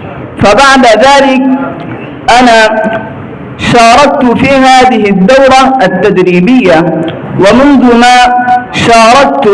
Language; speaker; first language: Arabic; non-native, learner; Urdu